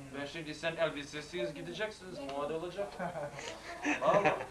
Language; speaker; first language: Turkish; non-native, learner; Bosnian